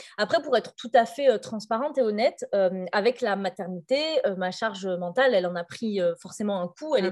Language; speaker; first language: French; native; French